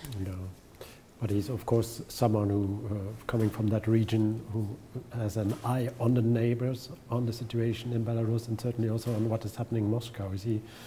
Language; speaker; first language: English; non-native, fluent; German